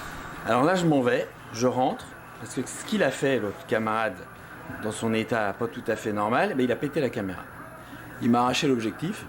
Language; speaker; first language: French; native; French